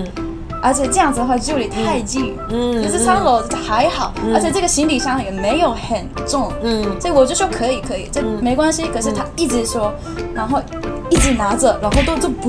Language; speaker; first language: Chinese; non-native, fluent; Japanese